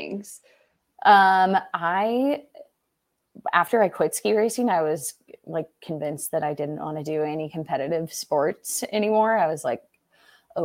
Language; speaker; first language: English; native; English